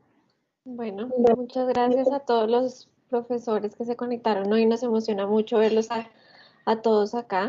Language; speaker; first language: Spanish; native; Spanish